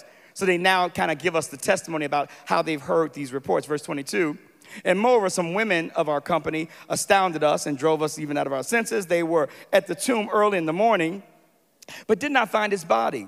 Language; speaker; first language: English; native; English